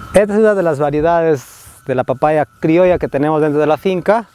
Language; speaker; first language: Spanish; native; Spanish